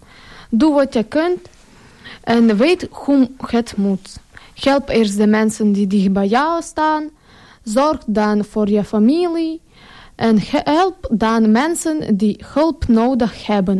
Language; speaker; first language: Dutch; non-native, learner; Ukrainian